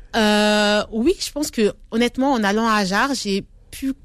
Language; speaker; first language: French; native; French